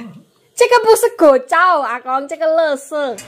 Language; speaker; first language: Chinese; non-native, learner; Indonesian